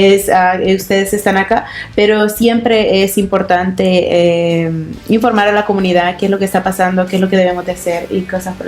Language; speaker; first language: Spanish; native; Spanish